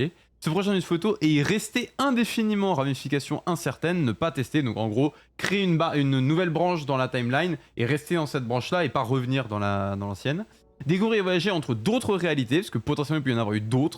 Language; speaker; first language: French; native; French